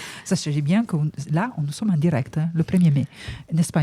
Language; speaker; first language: French; native; French